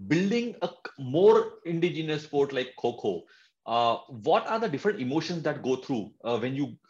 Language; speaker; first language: English; non-native, local second language; Marathi